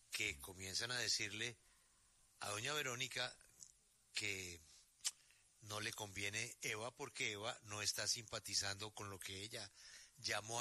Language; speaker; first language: Spanish; native; Spanish